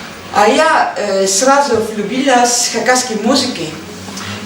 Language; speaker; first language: Russian; non-native, learner; Dutch